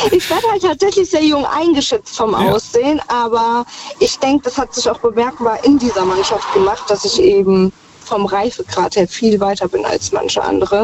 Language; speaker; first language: German; native; German